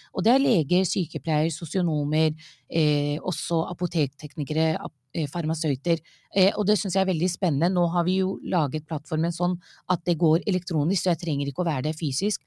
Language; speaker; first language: Norwegian; early bilingual, other home language; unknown